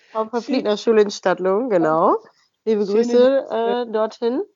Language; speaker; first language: German; native; German